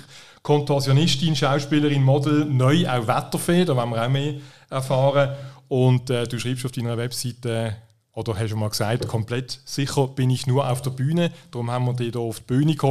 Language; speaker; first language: German; native; German